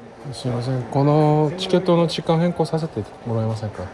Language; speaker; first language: Japanese; non-native, learner; Korean